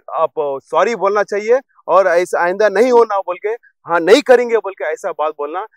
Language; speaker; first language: Hindi; non-native, local second language; Telugu